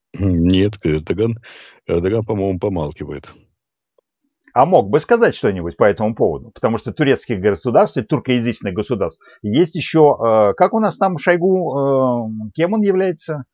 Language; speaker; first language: Russian; native; Russian